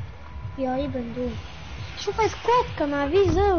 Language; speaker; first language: German; non-native, learner; Portuguese